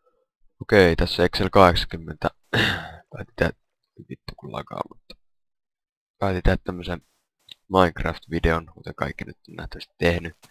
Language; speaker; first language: Finnish; native; Finnish